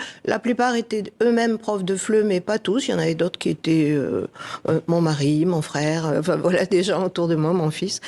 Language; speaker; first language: French; native; French